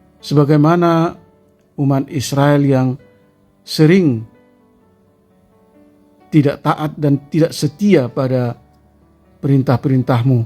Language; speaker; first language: Indonesian; native; Indonesian